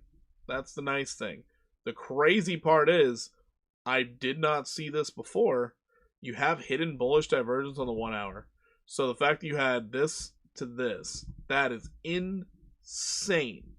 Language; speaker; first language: English; native; English